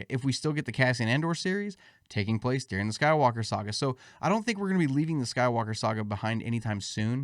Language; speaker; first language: English; native; English